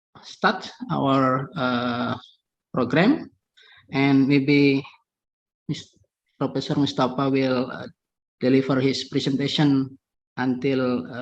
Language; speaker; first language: English; non-native, fluent; Indonesian